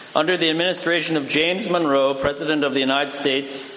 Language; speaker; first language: English; native; English